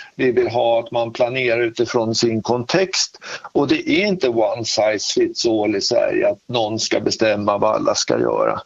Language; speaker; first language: Swedish; native; Swedish